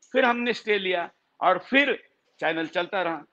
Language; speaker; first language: Hindi; non-native, local second language; Marathi